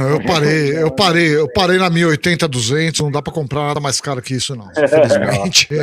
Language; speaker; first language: Portuguese; native; Portuguese